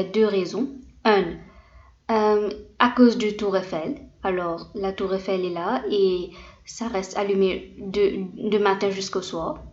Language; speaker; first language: French; non-native, fluent; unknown